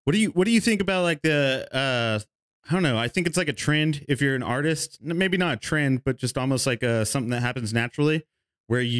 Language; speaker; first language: English; native; English